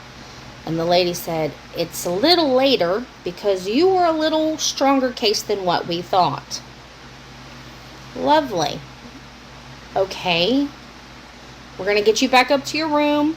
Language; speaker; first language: English; native; English